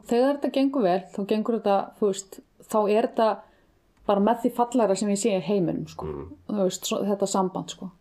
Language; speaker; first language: Icelandic; native; Icelandic